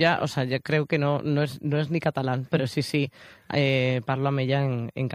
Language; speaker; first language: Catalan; non-native, learner; Spanish